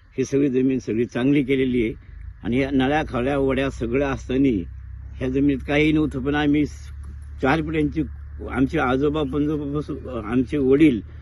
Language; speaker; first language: Marathi; native; Marathi